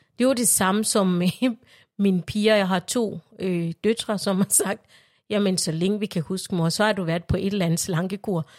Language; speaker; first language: Danish; non-native, fluent; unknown